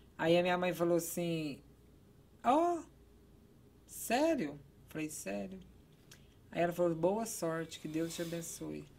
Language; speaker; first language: Portuguese; native; Portuguese